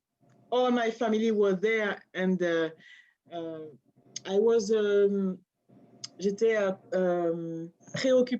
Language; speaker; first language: English; non-native, learner; French